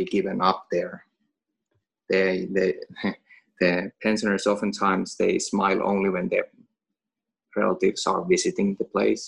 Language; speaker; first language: English; non-native, fluent; Finnish